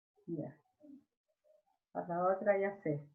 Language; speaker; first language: Spanish; native; Spanish